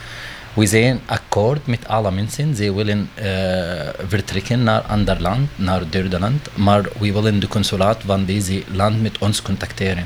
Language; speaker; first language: Dutch; non-native, learner; Arabic